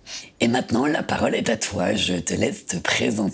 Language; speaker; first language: French; native; French